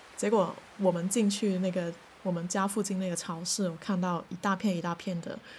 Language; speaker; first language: Chinese; non-native, local second language; Cantonese